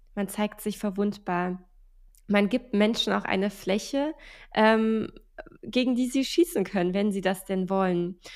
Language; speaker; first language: German; native; German